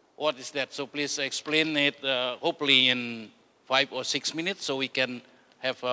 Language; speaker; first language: English; non-native, fluent; Indonesian